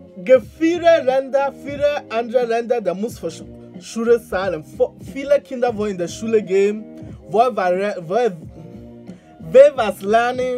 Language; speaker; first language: German; non-native, learner; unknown